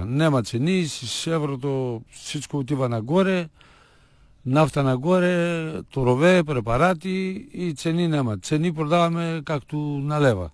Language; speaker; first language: Bulgarian; non-native, learner; Greek